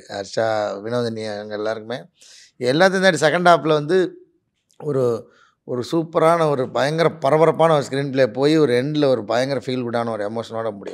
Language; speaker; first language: Tamil; native; Tamil